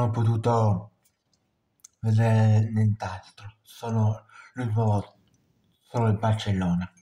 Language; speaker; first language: Italian; non-native, fluent; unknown